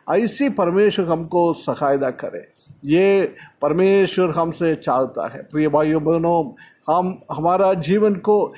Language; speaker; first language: Hindi; non-native, local second language; Malayalam